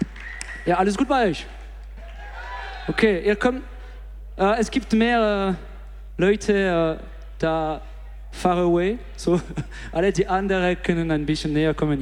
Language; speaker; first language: German; non-native, learner; English